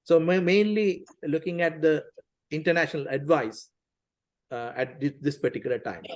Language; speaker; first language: English; non-native, local second language; Tamil